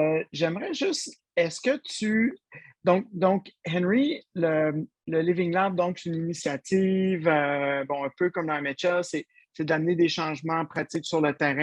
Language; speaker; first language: French; native; French